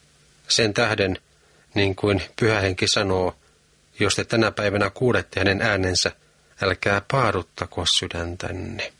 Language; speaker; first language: Finnish; native; Finnish